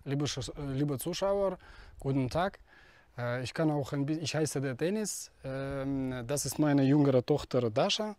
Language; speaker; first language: German; non-native, fluent; Russian